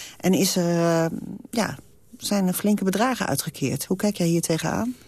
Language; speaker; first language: Dutch; native; Dutch